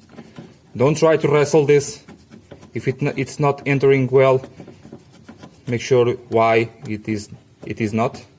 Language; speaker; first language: English; non-native, fluent; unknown